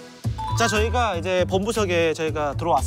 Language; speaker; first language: Korean; native; Korean